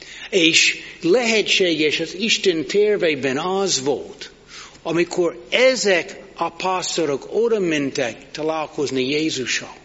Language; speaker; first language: Hungarian; non-native, learner; English